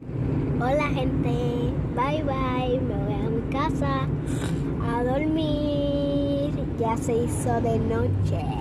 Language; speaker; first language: Spanish; early bilingual, other home language; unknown